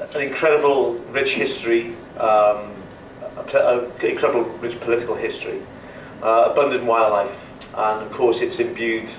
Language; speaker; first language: English; native; English